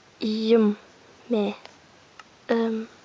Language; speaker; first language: Turkish; early bilingual, heritage; Turkish